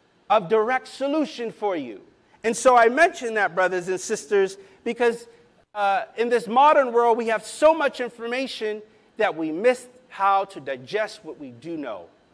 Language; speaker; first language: English; native; English